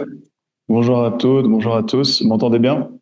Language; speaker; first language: French; native; French